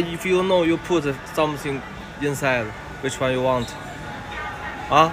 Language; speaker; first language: English; non-native, learner; Chinese